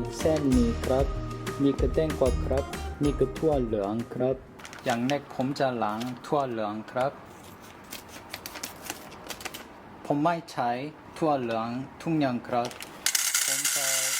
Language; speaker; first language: Thai; non-native, learner; Korean